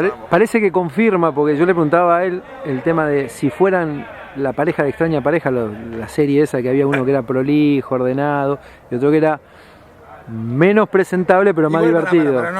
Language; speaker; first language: Spanish; native; Spanish